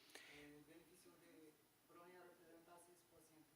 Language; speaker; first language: Spanish; non-native, learner; Arabic